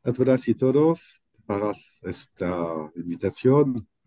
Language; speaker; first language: Spanish; non-native, learner; French